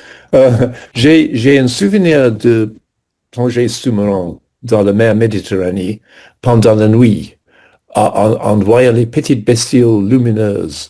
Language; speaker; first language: French; non-native, fluent; English